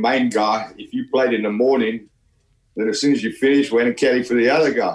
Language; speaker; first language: English; native; English